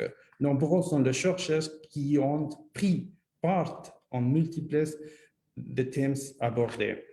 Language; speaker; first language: French; non-native, fluent; Spanish